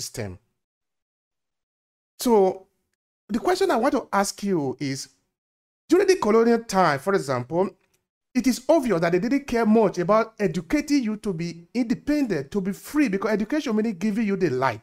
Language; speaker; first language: English; non-native, local second language; Bini